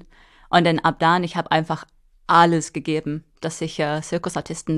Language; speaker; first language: German; non-native, fluent; English